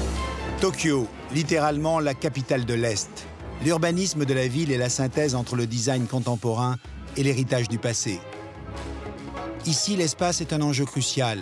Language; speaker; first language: French; native; French